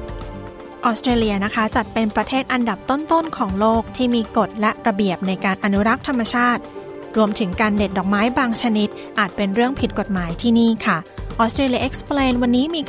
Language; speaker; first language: Thai; native; Thai